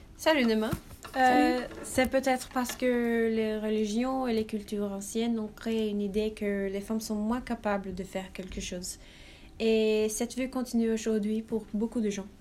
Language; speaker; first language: French; non-native, learner; Norwegian